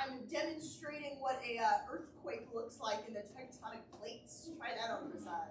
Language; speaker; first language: English; native; English